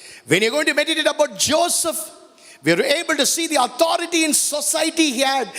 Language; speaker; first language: English; non-native, local second language; Tamil